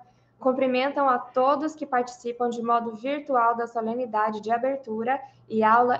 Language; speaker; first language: Portuguese; native; Portuguese